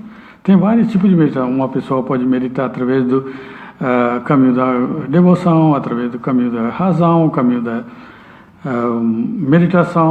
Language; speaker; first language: Portuguese; non-native, learner; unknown